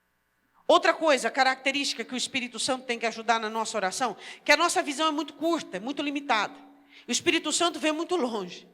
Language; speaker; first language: Portuguese; native; Portuguese